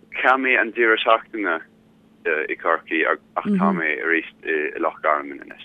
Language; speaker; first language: Irish; non-native, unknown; German